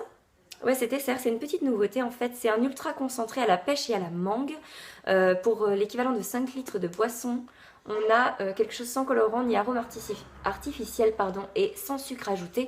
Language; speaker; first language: French; native; French